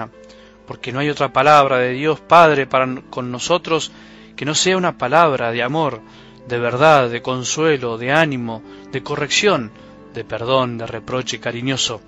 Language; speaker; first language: Spanish; native; Spanish